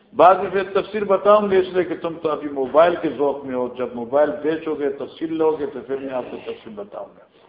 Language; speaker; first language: Urdu; non-native, local second language; Northern Hindko